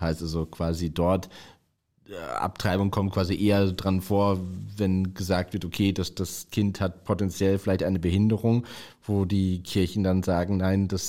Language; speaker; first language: German; native; German